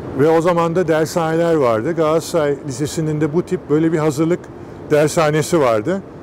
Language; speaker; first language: Turkish; native; Turkish